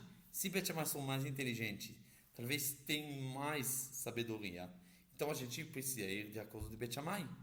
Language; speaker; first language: Portuguese; non-native, fluent; Hebrew